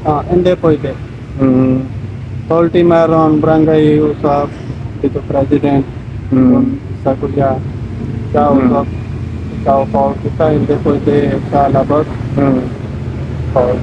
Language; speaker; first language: Filipino; non-native, learner; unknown